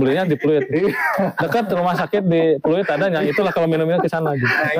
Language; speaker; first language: Indonesian; native; Indonesian